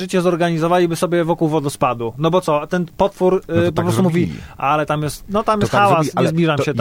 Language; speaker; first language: Polish; native; Polish